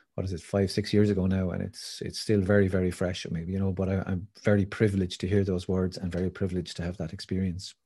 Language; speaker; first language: English; native; English